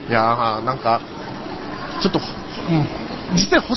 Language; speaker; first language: Japanese; native; Japanese